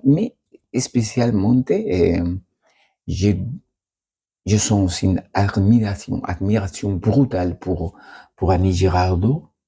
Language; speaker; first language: French; non-native, learner; Spanish